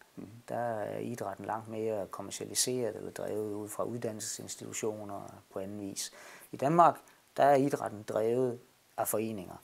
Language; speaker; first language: Danish; native; Danish